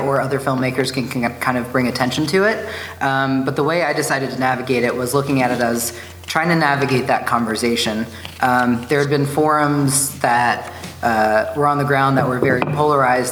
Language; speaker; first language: English; native; English